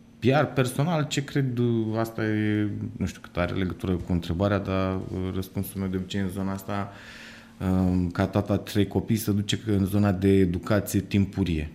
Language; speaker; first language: Romanian; native; Romanian